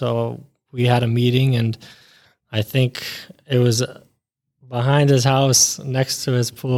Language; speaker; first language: English; early bilingual, other home language; Bosnian